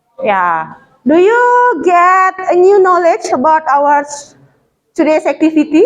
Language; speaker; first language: English; non-native, fluent; Indonesian